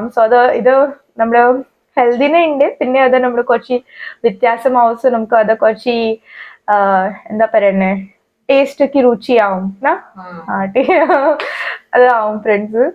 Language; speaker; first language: Malayalam; non-native, learner; Hindi